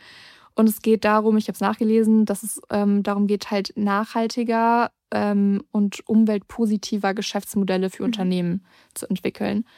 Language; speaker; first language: German; native; German